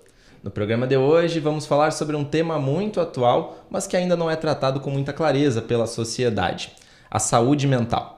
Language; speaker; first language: Portuguese; native; Portuguese